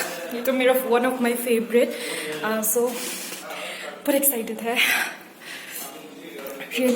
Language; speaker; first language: Hindi; non-native, local second language; Assamese